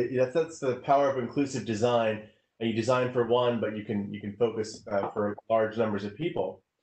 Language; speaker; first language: English; native; English